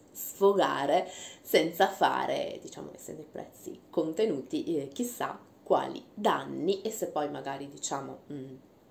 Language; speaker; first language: Italian; native; Italian